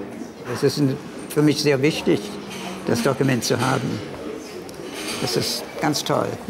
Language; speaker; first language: German; early bilingual, heritage; German